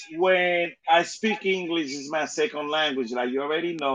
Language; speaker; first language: English; non-native, fluent; Spanish